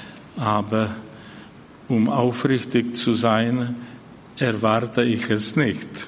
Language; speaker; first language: German; non-native, fluent; Czech